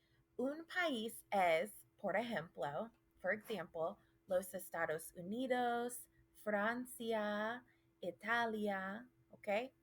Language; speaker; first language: Spanish; non-native, fluent; English